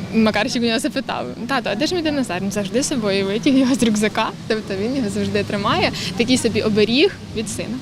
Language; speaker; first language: Ukrainian; native; Ukrainian